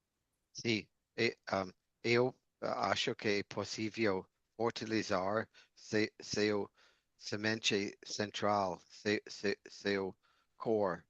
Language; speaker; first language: Portuguese; non-native, learner; English